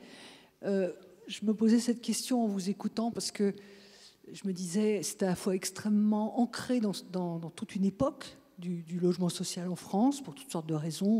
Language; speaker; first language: French; native; French